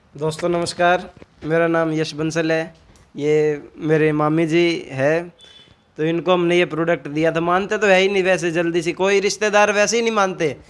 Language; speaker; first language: Hindi; native; Hindi